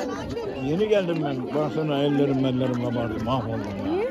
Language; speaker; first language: Turkish; native; Turkish